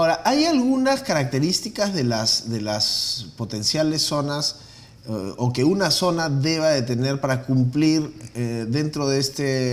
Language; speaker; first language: Spanish; native; Spanish